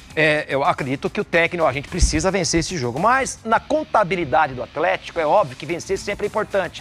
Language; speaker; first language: Portuguese; native; Portuguese